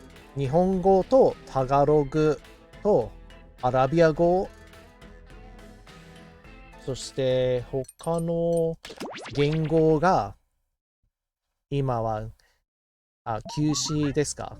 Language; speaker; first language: Japanese; non-native, learner; English